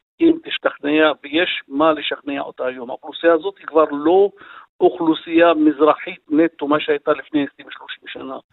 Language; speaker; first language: Hebrew; non-native, local second language; Arabic